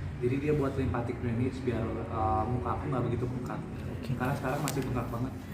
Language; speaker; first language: Indonesian; native; Indonesian